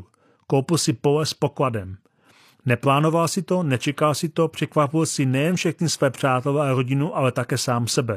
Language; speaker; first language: Czech; native; Czech